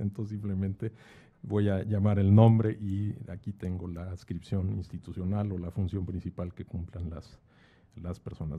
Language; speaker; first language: Spanish; native; Spanish